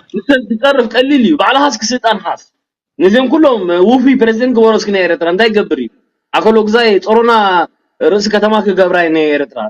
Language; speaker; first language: Tigrinya; early bilingual, heritage; Tigrinya